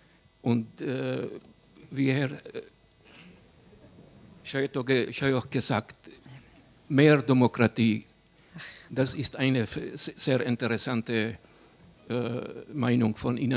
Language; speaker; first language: German; non-native, learner; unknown